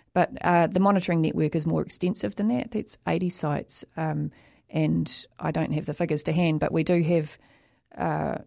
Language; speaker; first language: English; native; English